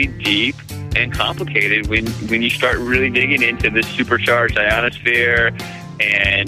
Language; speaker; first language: English; native; English